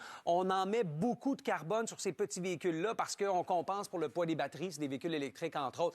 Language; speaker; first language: French; native; French